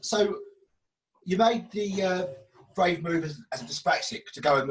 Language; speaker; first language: English; native; English